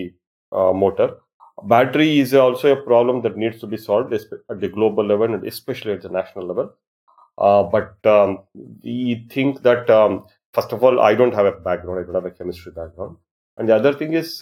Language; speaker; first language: English; non-native, local second language; Kannada